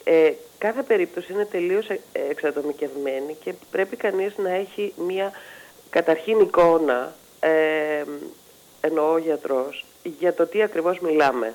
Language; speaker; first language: Greek; native; Greek